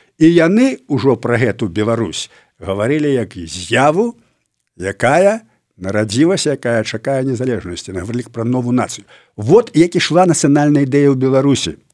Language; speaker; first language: Belarusian; native; Belarusian